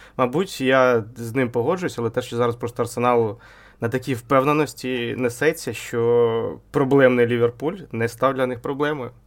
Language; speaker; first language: Ukrainian; native; Ukrainian